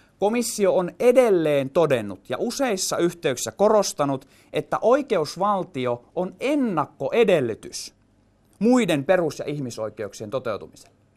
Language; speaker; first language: Finnish; native; Finnish